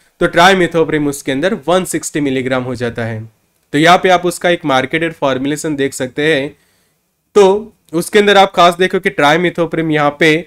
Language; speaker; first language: Hindi; non-native, local second language; Gujarati